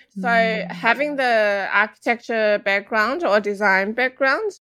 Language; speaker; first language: English; non-native, fluent; Chinese